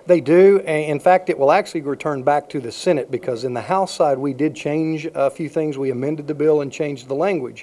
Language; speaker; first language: English; native; English